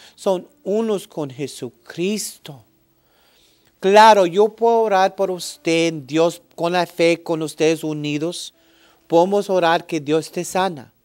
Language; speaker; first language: Spanish; early bilingual, heritage; English